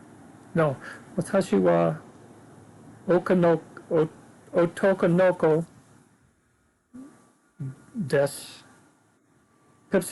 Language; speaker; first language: Japanese; non-native, learner; English